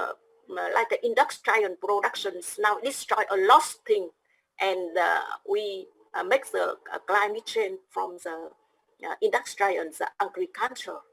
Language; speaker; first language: English; non-native, learner; Vietnamese